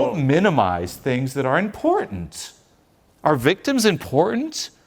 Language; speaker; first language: English; non-native, fluent; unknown